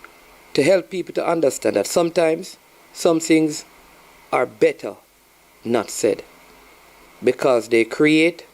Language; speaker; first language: English; non-native, local second language; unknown